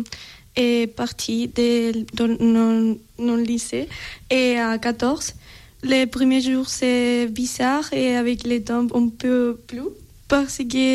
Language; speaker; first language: French; non-native, learner; Spanish